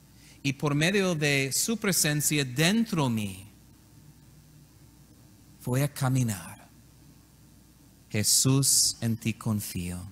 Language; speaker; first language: Spanish; non-native, learner; English